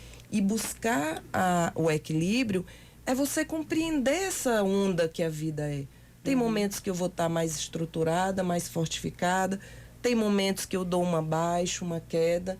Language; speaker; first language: Portuguese; native; Portuguese